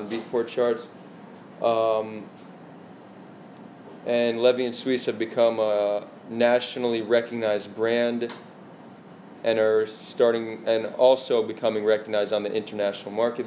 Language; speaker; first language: English; native; English